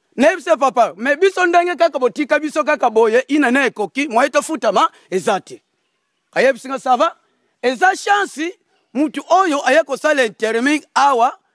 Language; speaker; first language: Lingala; non-native, local second language; Kongo